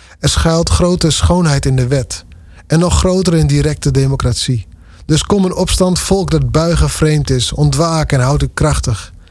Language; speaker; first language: Dutch; non-native, local second language; Western Frisian